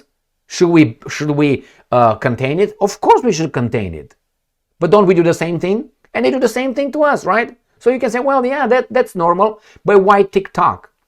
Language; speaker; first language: English; non-native, fluent; Romanian